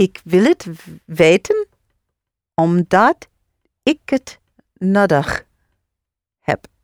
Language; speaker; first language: Dutch; non-native, learner; English